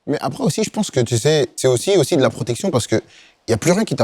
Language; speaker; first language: French; native; French